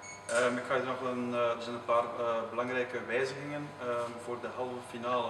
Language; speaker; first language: Dutch; native; Dutch